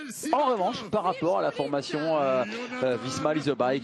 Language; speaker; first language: French; native; French